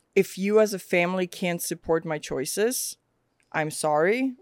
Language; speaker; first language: English; early bilingual, other home language; Swedish